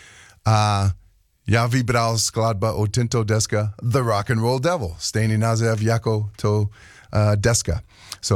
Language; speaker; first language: Czech; non-native, learner; English